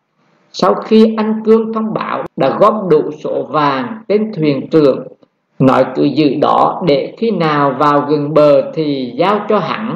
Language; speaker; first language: Vietnamese; native; Vietnamese